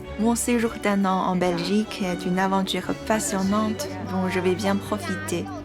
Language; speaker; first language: French; non-native, fluent; Chinese